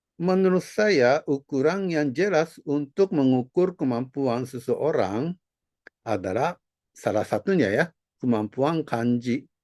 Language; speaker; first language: Indonesian; non-native, fluent; Japanese